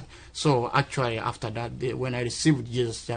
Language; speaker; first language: English; non-native, local second language; Kinyarwanda